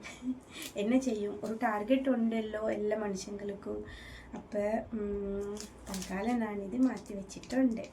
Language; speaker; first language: Malayalam; non-native, learner; Tamil